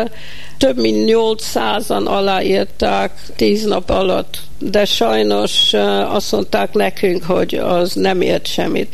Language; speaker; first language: Hungarian; early bilingual, heritage; Hungarian